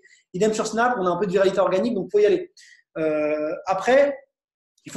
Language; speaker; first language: French; native; French